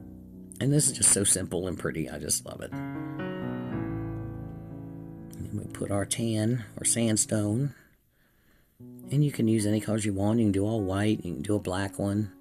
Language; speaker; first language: English; native; English